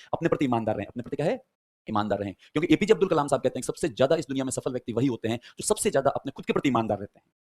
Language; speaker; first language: Hindi; native; Hindi